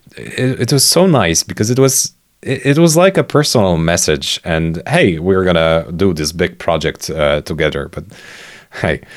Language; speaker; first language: English; non-native, fluent; Polish